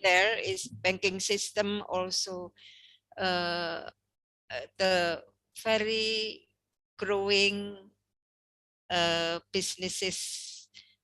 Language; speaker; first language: English; non-native, learner; Indonesian